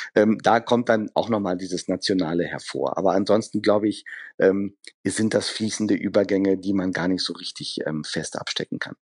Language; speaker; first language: German; early bilingual, other home language; Persian